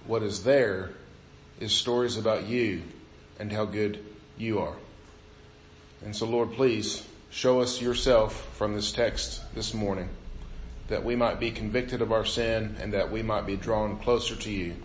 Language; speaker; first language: English; native; English